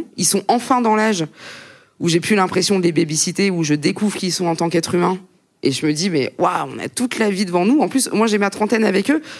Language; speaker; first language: French; native; French